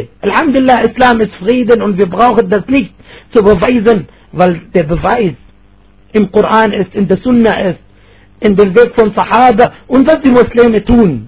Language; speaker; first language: German; non-native, fluent; Arabic